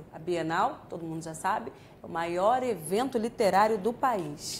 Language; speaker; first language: Portuguese; native; Portuguese